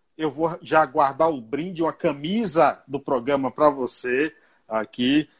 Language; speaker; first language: Portuguese; native; Portuguese